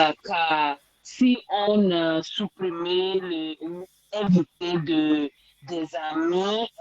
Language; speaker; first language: French; non-native, learner; English